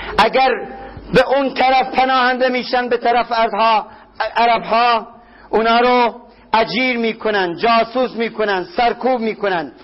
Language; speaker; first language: Persian; non-native, local second language; Kurdish